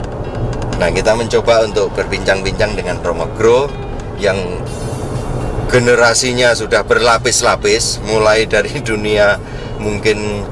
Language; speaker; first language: Indonesian; native; Indonesian